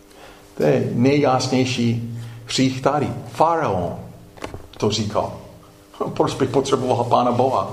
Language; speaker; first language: Czech; non-native, fluent; English